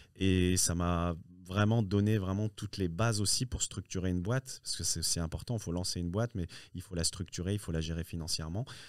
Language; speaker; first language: French; early bilingual, other home language; Riffian